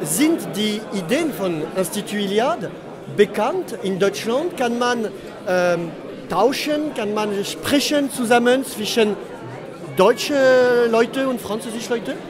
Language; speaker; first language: German; non-native, learner; French